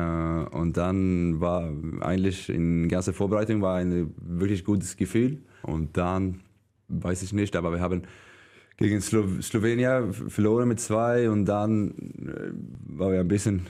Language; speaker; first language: German; non-native, learner; Swedish